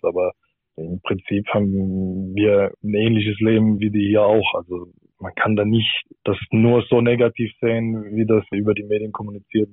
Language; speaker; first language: German; native; German